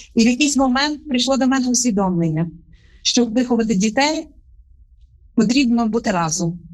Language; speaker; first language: Ukrainian; native; Ukrainian